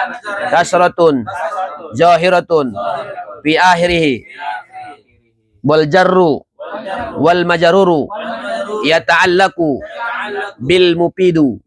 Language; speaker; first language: Arabic; non-native, fluent; Indonesian